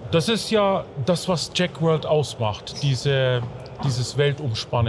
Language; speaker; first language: German; native; German